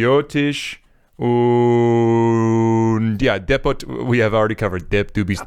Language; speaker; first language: German; non-native, learner; English